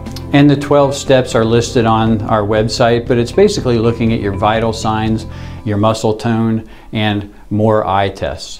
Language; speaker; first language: English; native; English